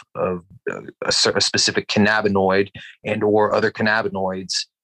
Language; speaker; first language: English; native; English